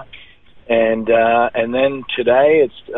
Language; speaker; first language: English; native; English